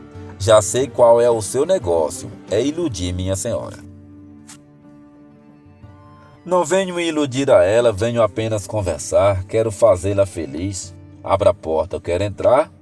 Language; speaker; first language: Portuguese; native; Portuguese